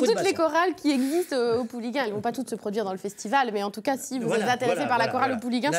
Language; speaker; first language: French; native; French